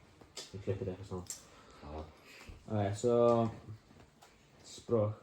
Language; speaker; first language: Danish; non-native, learner; Icelandic